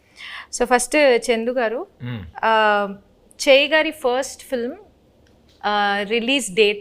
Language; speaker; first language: Telugu; native; Telugu